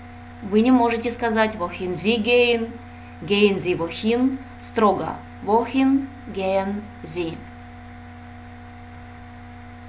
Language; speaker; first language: German; non-native, fluent; Russian